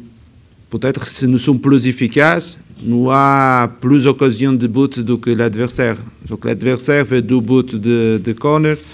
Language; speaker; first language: French; non-native, learner; Portuguese